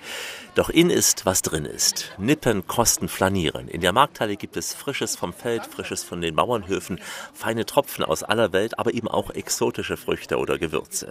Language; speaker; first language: German; native; German